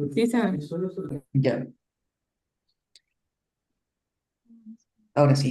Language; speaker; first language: Spanish; native; Spanish